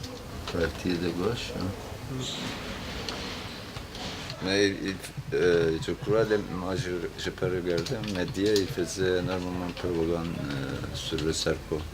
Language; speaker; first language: French; non-native, learner; Turkish